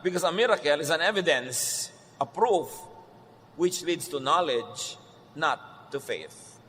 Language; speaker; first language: English; non-native, local second language; Filipino